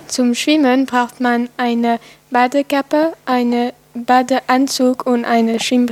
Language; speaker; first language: German; non-native, learner; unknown